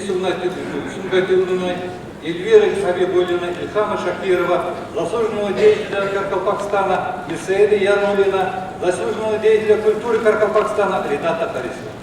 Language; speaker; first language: Russian; non-native, local second language; Kara-Kalpak